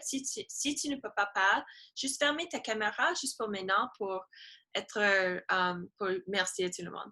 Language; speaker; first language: French; non-native, learner; English